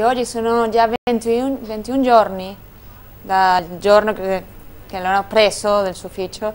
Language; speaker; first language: Italian; non-native, fluent; Spanish